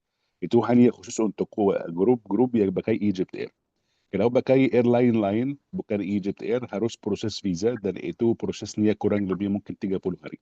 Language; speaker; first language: Indonesian; non-native, fluent; Arabic